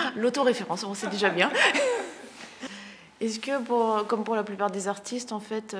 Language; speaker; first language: French; native; French